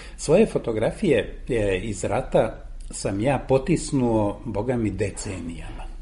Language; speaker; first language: Serbian; non-native, local second language; Hungarian